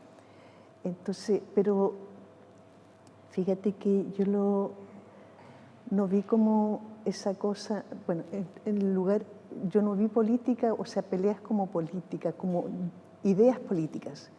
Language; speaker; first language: Spanish; native; Spanish